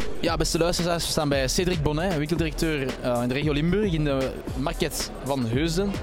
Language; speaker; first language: Dutch; native; Dutch